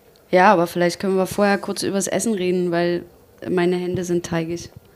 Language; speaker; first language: German; native; German